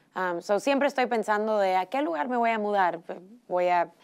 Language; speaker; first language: Spanish; early bilingual, heritage; Spanish